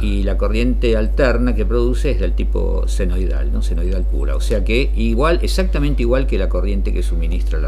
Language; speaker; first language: Spanish; native; Spanish